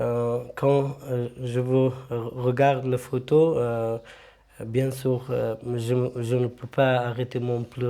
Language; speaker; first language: French; non-native, learner; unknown